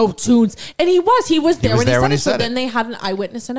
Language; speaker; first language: English; native; English